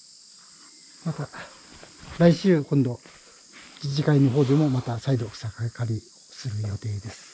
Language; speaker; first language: Japanese; native; Japanese